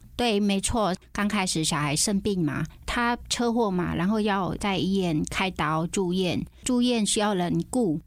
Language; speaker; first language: Chinese; non-native, fluent; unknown